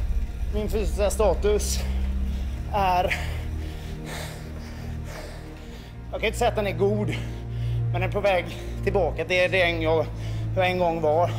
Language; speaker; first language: Swedish; native; Swedish